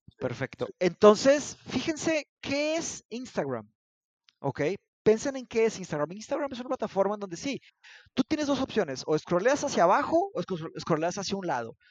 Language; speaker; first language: Spanish; early bilingual, other home language; Portuguese